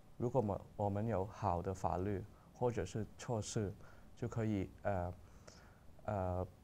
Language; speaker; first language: Chinese; non-native, local second language; Cantonese